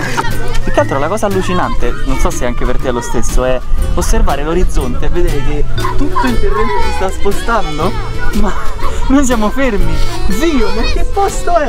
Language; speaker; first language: Italian; native; Italian